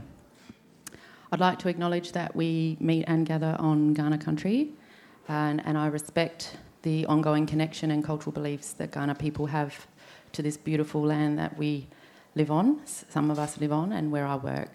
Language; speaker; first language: English; native; English